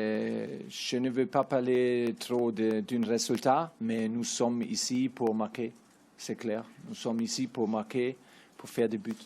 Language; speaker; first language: French; non-native, learner; German